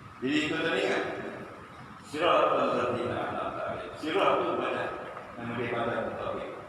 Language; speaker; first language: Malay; native; Malay